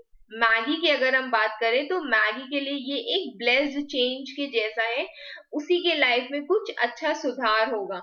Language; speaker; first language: Hindi; native; Hindi